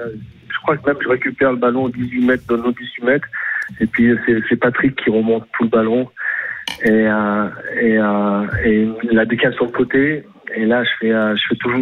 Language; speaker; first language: French; native; French